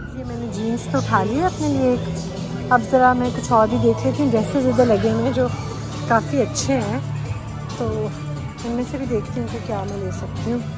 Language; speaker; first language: Urdu; non-native, local second language; Punjabi